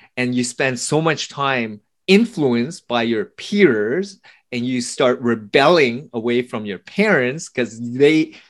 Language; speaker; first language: English; early bilingual, other home language; Vietnamese